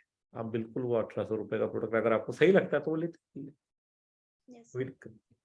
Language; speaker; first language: Hindi; native; Hindi